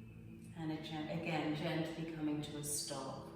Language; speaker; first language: English; native; English